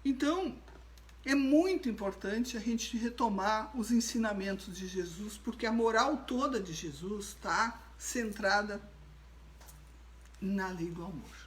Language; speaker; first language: Portuguese; native; Portuguese